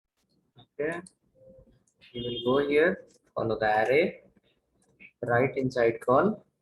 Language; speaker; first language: English; non-native, local second language; Telugu